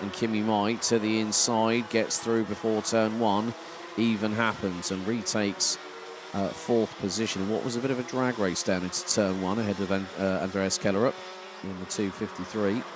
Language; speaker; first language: English; non-native, fluent; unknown